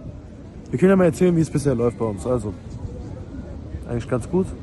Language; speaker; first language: German; native; German